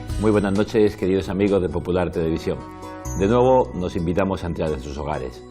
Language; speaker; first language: Spanish; native; Spanish